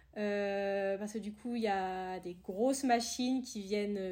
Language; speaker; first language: French; native; French